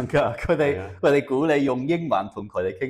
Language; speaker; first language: Cantonese; non-native, fluent; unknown